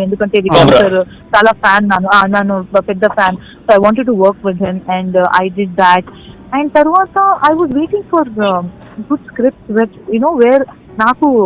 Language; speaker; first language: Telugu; non-native, local second language; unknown